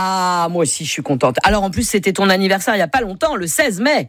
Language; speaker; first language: French; native; French